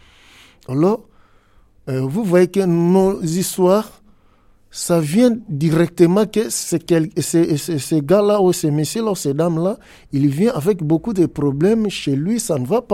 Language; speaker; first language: French; non-native, learner; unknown